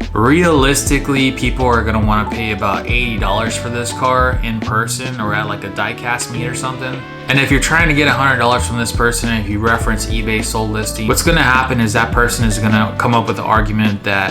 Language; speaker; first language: English; native; English